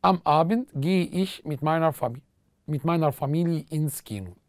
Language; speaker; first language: German; non-native, fluent; Arabic